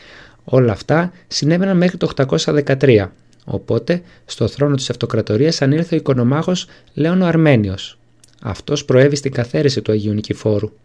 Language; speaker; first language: Greek; native; Greek